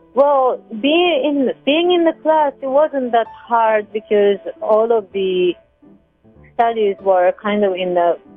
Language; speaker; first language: English; non-native, fluent; Japanese